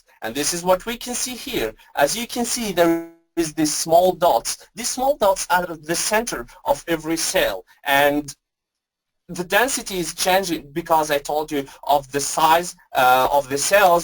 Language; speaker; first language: English; non-native, fluent; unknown